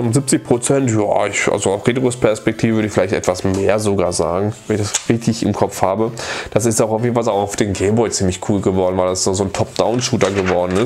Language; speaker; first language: German; native; German